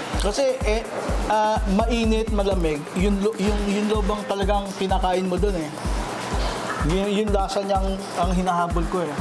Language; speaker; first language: Filipino; native; Filipino